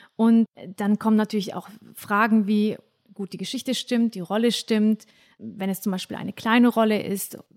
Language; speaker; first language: German; early bilingual, other home language; Turkish